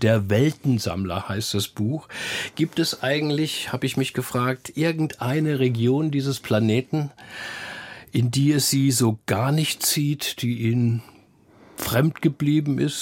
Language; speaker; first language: German; native; German